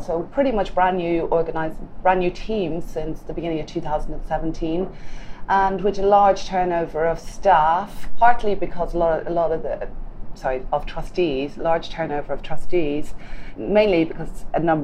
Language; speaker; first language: English; native; English